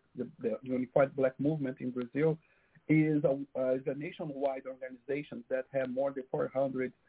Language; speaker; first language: English; non-native, fluent; Portuguese